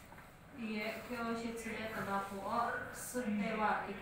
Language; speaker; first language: Japanese; non-native, learner; Filipino